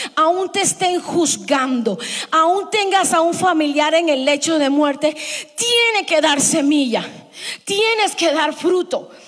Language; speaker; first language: Spanish; early bilingual, heritage; Spanish